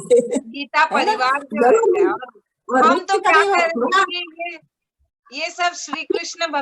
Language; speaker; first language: Hindi; native; Hindi